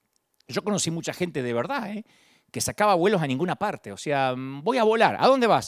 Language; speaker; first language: Spanish; native; Spanish